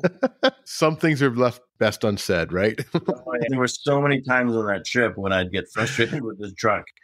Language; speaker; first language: English; native; English